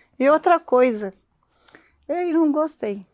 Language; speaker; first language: Portuguese; non-native, learner; Arabic